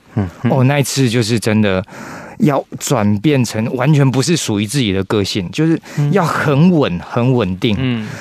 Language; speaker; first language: Chinese; non-native, local second language; Min Nan Chinese